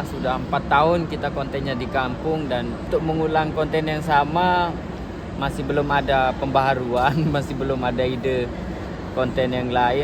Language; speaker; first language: Indonesian; non-native, local second language; Sasak